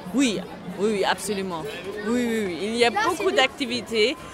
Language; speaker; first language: French; non-native, learner; German